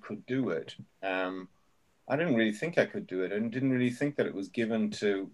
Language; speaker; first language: English; native; English